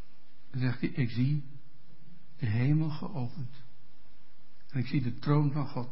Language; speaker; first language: Dutch; native; Dutch